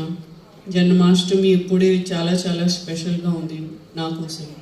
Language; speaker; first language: Telugu; non-native, learner; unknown